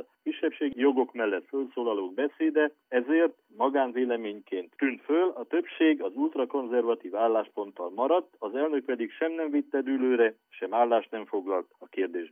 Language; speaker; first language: Hungarian; native; Hungarian